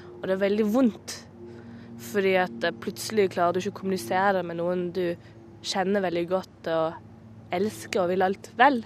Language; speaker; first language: Norwegian; native; Norwegian